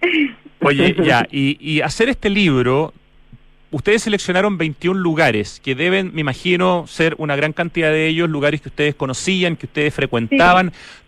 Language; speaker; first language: Spanish; native; Spanish